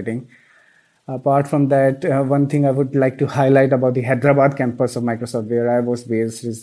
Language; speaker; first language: English; non-native, local second language; Hindi